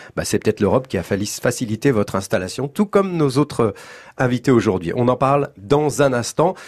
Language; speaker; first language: French; native; French